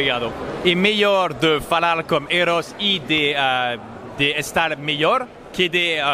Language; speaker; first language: Portuguese; non-native, learner; French